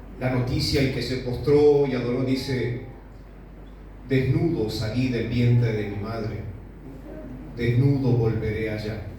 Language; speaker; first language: Spanish; native; Spanish